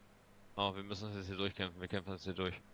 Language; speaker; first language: German; native; German